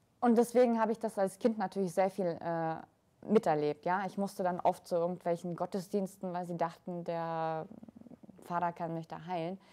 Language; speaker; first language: German; early bilingual, other home language; Russian